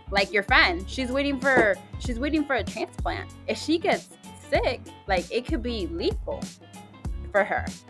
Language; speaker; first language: English; early bilingual, other home language; Spanish